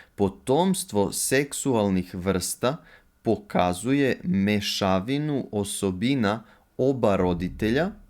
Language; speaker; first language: Serbian; native; Serbian